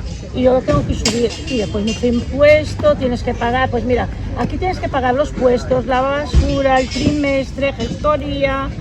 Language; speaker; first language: Spanish; native; Spanish